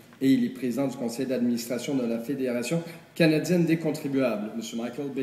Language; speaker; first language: French; native; French